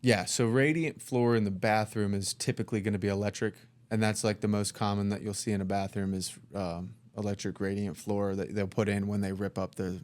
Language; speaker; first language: English; native; English